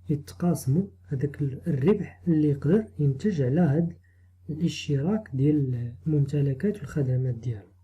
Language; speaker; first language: Arabic; native; Arabic